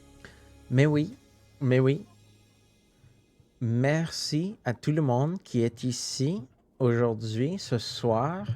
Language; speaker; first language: French; non-native, local second language; English